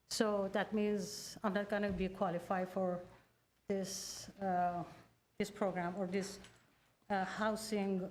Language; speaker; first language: English; non-native, learner; Persian